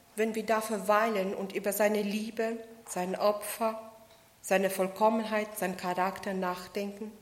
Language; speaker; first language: German; non-native, fluent; Polish